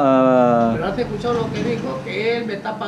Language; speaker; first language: Spanish; native; Spanish